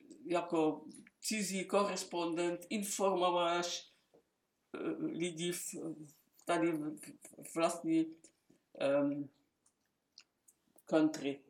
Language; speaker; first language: Czech; non-native, local second language; German